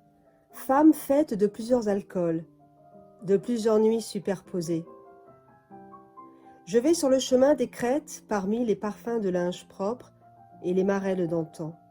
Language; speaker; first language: French; native; French